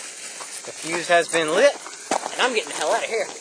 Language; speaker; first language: English; native; English